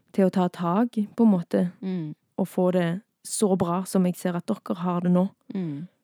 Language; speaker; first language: Norwegian; native; Norwegian